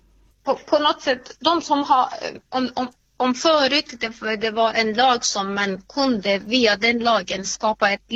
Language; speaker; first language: Swedish; non-native, fluent; Persian